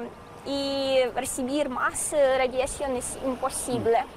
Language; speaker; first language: Spanish; non-native, learner; Ukrainian